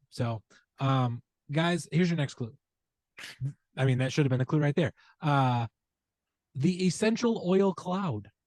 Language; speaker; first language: English; native; English